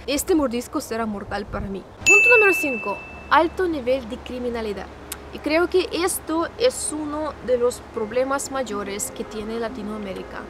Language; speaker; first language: Spanish; non-native, fluent; Russian